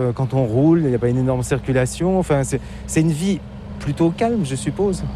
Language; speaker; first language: French; native; French